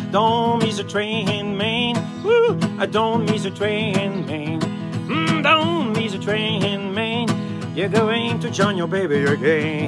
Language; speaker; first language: English; non-native, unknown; French